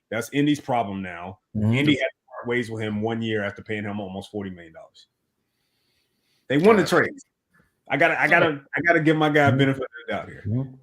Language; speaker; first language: English; native; English